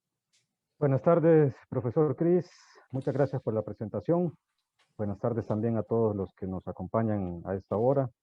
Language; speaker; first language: Spanish; native; Spanish